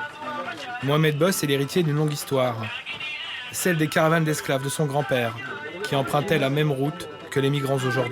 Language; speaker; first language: French; native; French